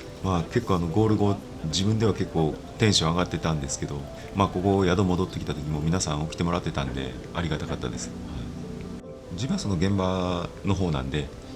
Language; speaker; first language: Japanese; native; Japanese